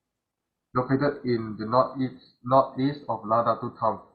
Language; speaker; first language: English; non-native, learner; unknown